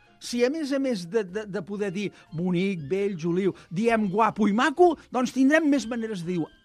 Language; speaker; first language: Catalan; native; Catalan